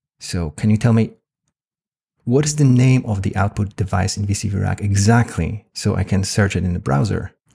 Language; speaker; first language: English; non-native, fluent; Polish